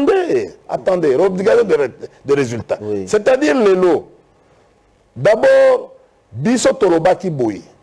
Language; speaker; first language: French; non-native, local second language; Lingala